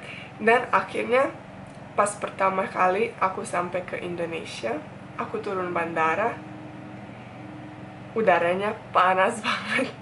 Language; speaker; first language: Indonesian; non-native, fluent; Bosnian